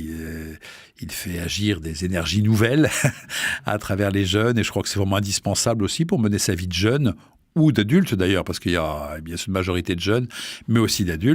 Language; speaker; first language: French; native; French